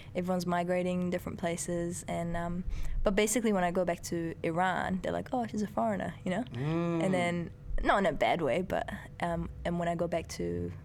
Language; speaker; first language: English; early bilingual, other home language; Persian